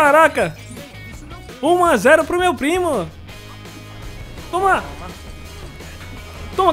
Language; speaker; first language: Portuguese; native; Portuguese